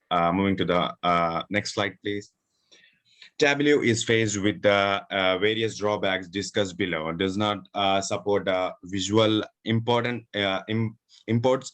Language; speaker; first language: English; non-native, local second language; Urdu